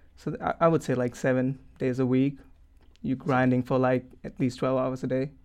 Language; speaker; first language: English; non-native, local second language; Hindi